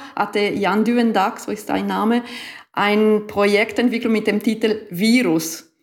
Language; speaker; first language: German; native; German